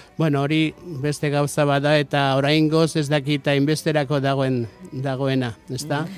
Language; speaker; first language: Basque; non-native, local second language; Spanish